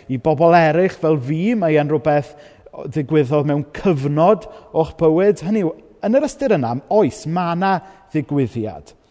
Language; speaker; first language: Welsh; native; Welsh